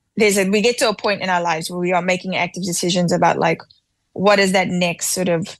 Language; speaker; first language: English; native; English